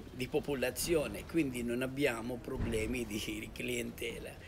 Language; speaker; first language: Italian; non-native, fluent; Filipino